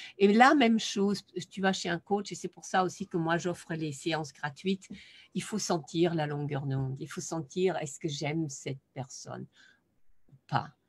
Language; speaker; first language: French; non-native, fluent; German